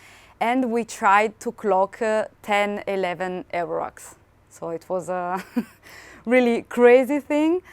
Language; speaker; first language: English; non-native, fluent; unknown